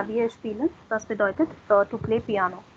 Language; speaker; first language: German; non-native, fluent; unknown